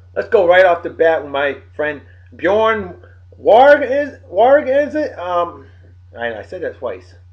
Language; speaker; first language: English; native; English